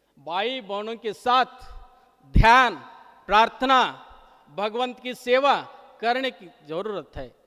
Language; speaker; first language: Hindi; non-native, local second language; Marathi